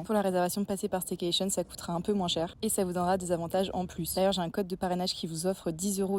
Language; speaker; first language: French; native; French